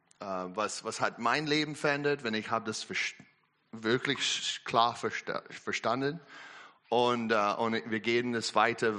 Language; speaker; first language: German; non-native, learner; English